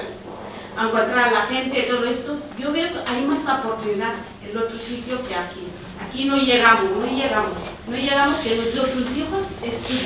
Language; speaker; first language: Spanish; non-native, learner; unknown